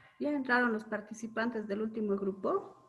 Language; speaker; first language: Spanish; native; Spanish